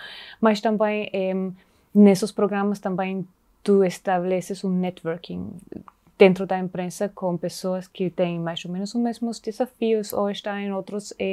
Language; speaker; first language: Portuguese; non-native, fluent; German